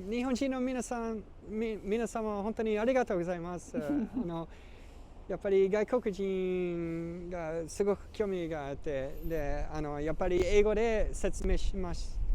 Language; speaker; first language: Japanese; non-native, learner; English